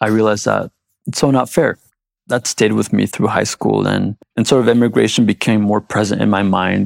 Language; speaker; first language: English; native; English